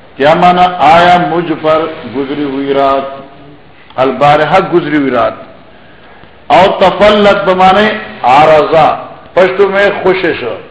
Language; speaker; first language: Urdu; non-native, local second language; Northern Hindko